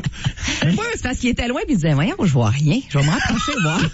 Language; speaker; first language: French; native; French